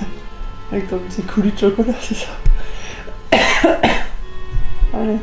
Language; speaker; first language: French; native; French